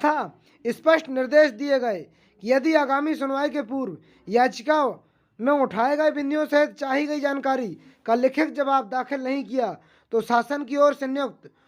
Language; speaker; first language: Hindi; native; Hindi